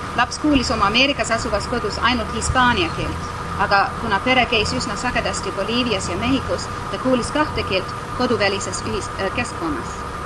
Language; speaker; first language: Estonian; non-native, fluent; English